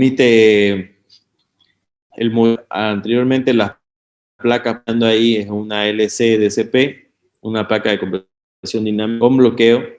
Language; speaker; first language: Spanish; native; Spanish